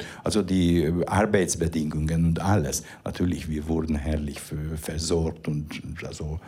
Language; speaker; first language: German; non-native, fluent; Hungarian